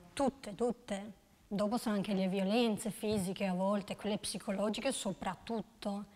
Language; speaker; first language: Italian; non-native, fluent; Albanian